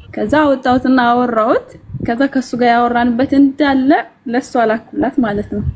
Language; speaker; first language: Amharic; native; Amharic